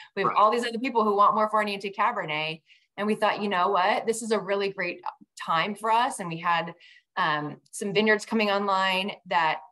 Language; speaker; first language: English; native; English